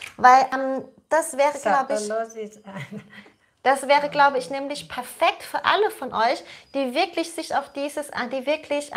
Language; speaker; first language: German; native; German